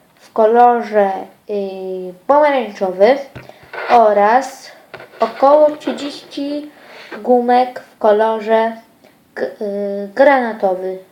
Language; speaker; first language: Polish; early bilingual, other home language; Ukrainian